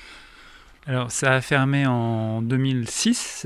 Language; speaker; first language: French; native; French